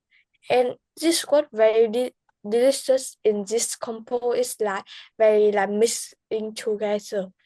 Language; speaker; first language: English; non-native, learner; Vietnamese